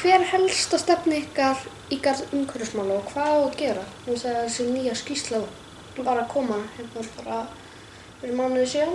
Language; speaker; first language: Icelandic; native; Icelandic